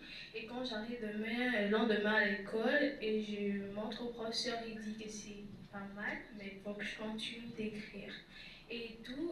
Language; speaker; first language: French; non-native, local second language; Lingala